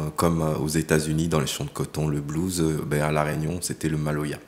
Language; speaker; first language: French; native; French